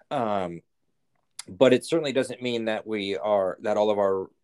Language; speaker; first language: English; native; English